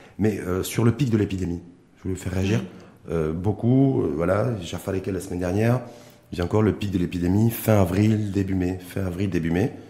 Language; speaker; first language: French; non-native, local second language; Arabic